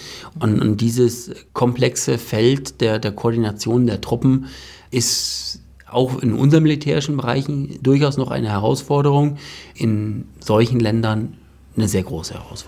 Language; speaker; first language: German; native; German